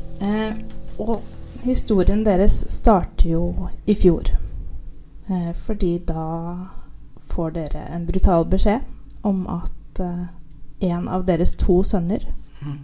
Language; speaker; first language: Norwegian; native; Norwegian